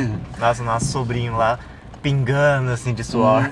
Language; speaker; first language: Portuguese; native; Portuguese